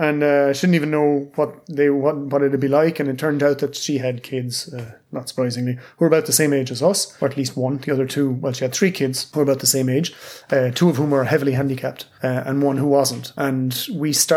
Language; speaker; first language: English; native; English